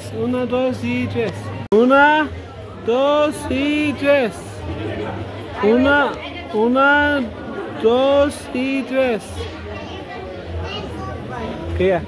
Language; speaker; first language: Spanish; early bilingual, heritage; Spanish